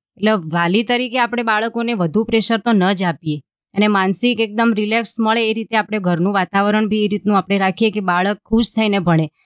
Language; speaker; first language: Gujarati; native; Gujarati